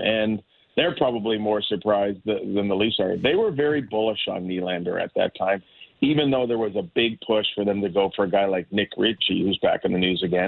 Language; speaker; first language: English; native; English